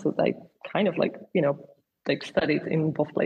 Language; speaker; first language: English; non-native, fluent; Polish